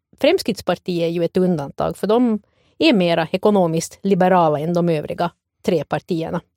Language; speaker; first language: Swedish; native; Swedish